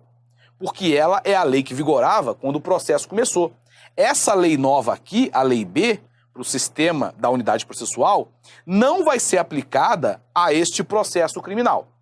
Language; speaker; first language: Portuguese; native; Portuguese